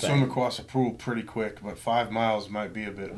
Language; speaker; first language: English; native; English